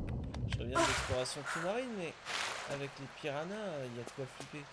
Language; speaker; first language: French; native; French